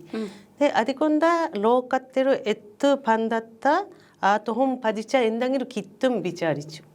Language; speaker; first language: Malayalam; non-native, learner; Japanese